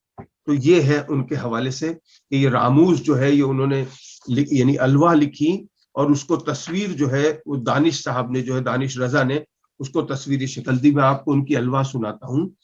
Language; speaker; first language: Urdu; non-native, local second language; Punjabi